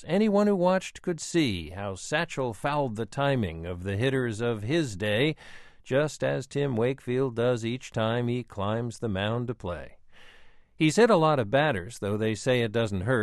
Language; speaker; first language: English; native; English